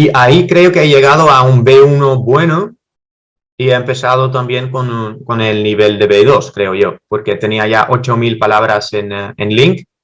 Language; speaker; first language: Spanish; non-native, fluent; Dutch